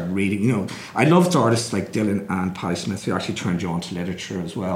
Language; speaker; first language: English; native; English